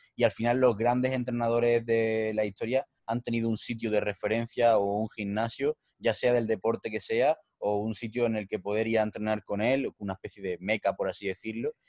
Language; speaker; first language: Spanish; native; Spanish